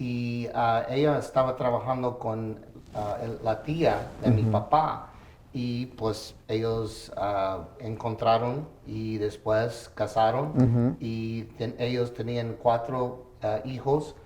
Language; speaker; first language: Spanish; early bilingual, heritage; English